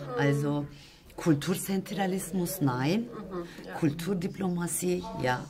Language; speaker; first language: German; non-native, fluent; Turkish